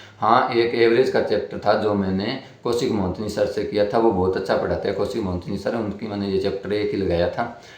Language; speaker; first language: Hindi; native; Hindi